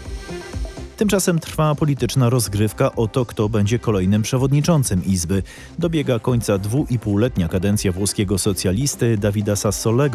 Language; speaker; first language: Polish; native; Polish